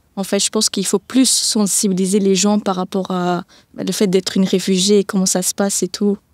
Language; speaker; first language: French; early bilingual, other home language; Persian